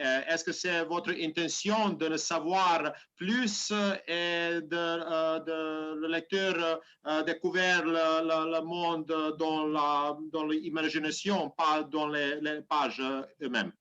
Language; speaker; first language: French; non-native, learner; Serbian